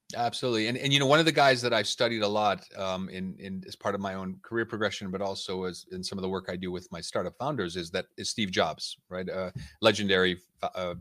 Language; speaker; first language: English; native; English